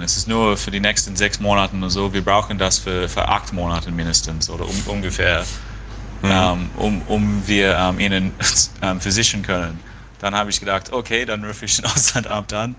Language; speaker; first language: German; non-native, fluent; English